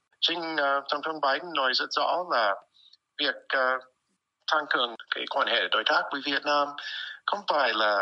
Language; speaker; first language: Vietnamese; non-native, fluent; English